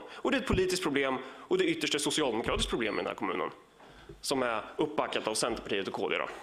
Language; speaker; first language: Swedish; native; Swedish